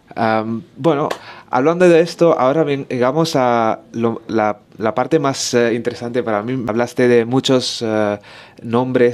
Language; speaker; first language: Spanish; non-native, learner; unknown